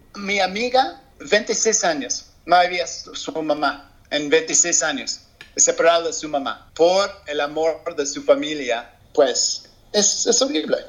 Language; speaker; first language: Spanish; non-native, learner; English